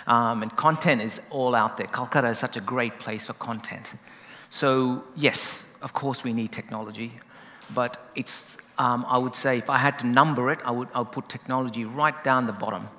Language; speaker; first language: English; native; English